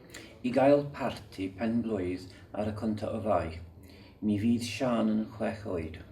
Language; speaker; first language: Welsh; non-native, learner; English